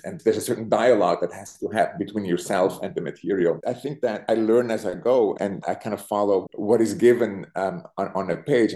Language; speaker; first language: English; non-native, fluent; Italian